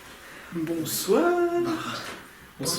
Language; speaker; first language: French; native; French